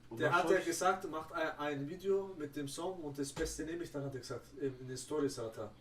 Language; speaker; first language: German; native; German